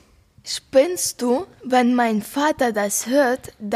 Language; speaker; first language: German; non-native, learner; Ukrainian